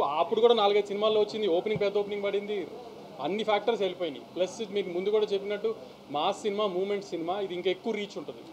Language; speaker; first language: Telugu; native; Telugu